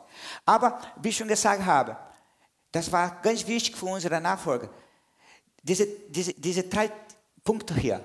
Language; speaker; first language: German; non-native, fluent; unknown